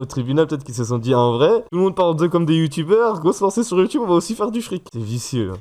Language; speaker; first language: French; native; French